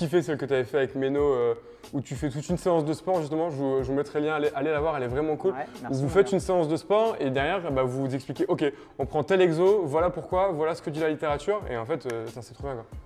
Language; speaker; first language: French; native; French